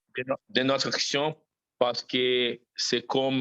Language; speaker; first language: French; non-native, learner; Portuguese